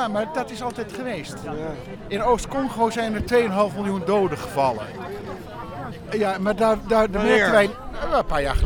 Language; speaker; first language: Dutch; native; Dutch